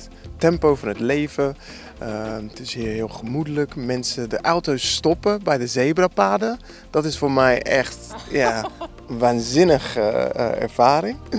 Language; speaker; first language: Dutch; non-native, fluent; English